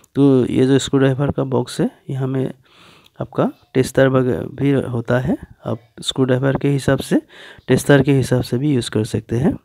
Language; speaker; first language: Hindi; native; Hindi